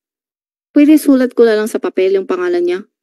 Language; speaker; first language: Filipino; non-native, learner; Chinese